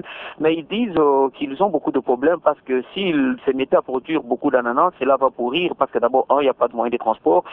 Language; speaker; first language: French; non-native, local second language; Luba-Lulua